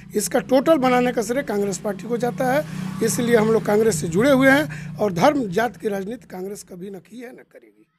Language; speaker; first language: Hindi; native; Hindi